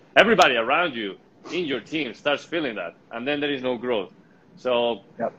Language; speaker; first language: English; non-native, fluent; Spanish